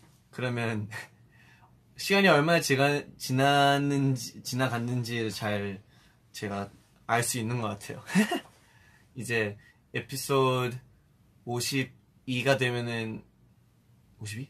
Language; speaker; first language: Korean; early bilingual, heritage; Korean